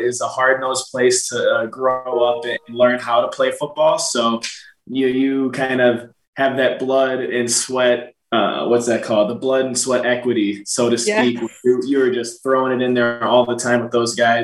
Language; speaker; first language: English; native; English